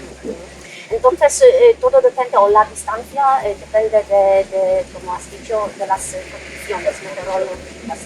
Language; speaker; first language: Spanish; non-native, fluent; Polish